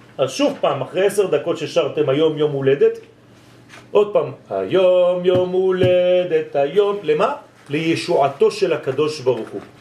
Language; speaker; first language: Hebrew; non-native, fluent; French